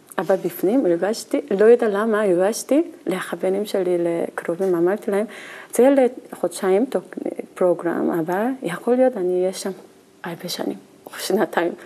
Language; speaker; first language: Hebrew; non-native, learner; Korean